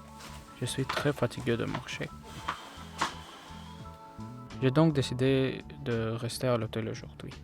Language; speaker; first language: French; non-native, learner; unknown